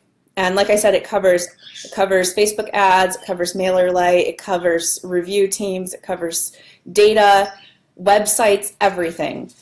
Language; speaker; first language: English; native; English